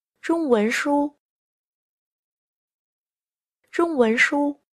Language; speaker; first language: Chinese; non-native, fluent; Vietnamese